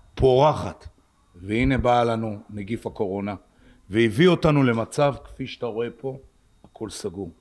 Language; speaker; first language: Hebrew; native; Hebrew